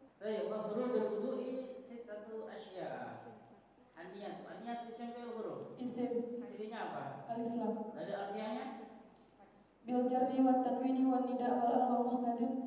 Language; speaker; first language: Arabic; non-native, learner; Indonesian